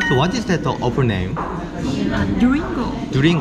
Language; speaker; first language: English; non-native, learner; Korean